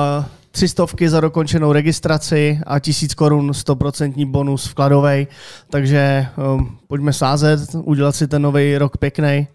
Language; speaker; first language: Czech; native; Czech